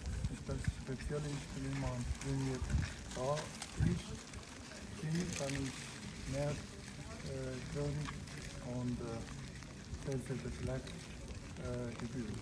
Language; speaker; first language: German; non-native, learner; Tibetan